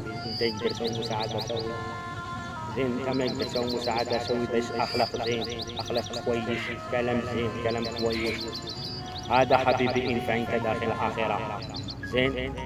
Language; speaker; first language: Arabic; non-native, learner; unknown